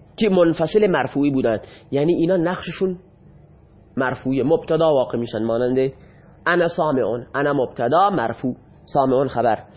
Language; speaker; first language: Persian; non-native, local second language; Baluchi